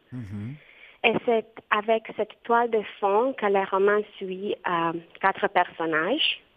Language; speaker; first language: French; non-native, fluent; Romanian